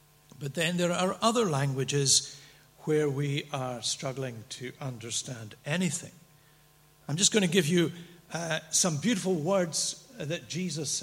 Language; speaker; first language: English; native; English